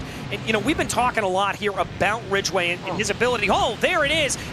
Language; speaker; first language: English; native; English